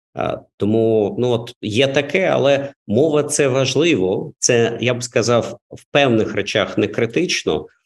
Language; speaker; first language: Ukrainian; non-native, local second language; Russian